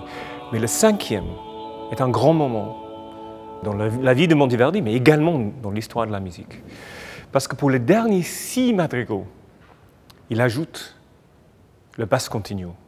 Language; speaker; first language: French; non-native, fluent; English